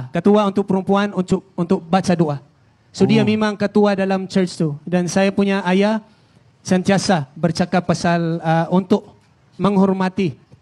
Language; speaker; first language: Indonesian; non-native, fluent; Filipino